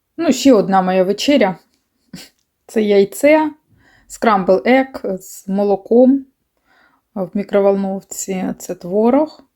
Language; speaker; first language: Ukrainian; non-native, local second language; Russian